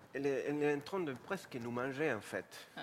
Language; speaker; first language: French; non-native, fluent; Spanish